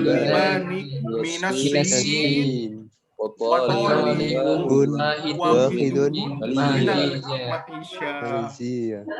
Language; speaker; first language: Arabic; non-native, learner; Indonesian